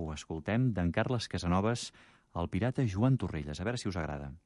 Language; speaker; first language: Catalan; native; Catalan